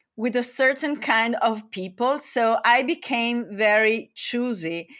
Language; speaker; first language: English; non-native, fluent; Italian